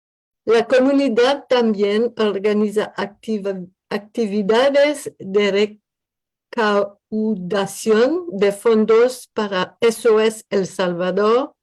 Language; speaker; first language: Spanish; non-native, learner; French